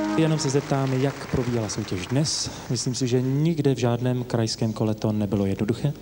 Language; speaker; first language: Czech; native; Czech